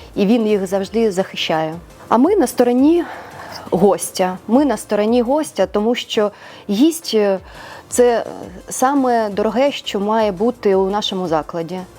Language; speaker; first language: Ukrainian; native; Ukrainian